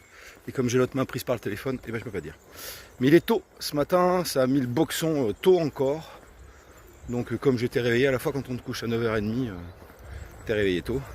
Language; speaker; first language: French; native; French